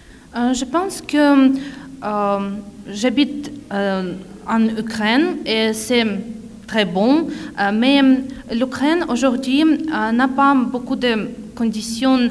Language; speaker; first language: French; non-native, fluent; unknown